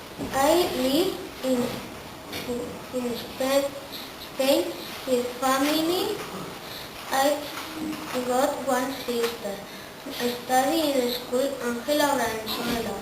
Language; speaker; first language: English; non-native, learner; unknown